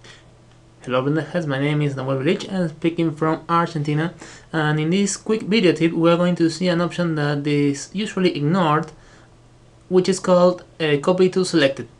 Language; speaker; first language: English; non-native, fluent; Spanish